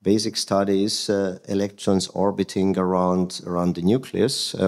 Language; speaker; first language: English; non-native, fluent; Hungarian